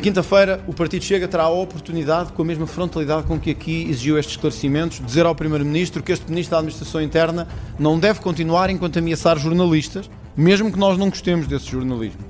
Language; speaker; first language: Portuguese; native; Portuguese